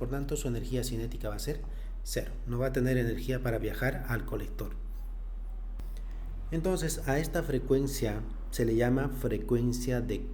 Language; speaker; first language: Spanish; native; Spanish